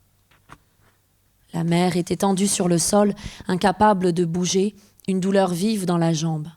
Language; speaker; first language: French; early bilingual, other home language; Persian